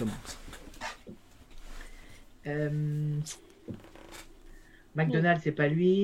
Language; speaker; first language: French; native; French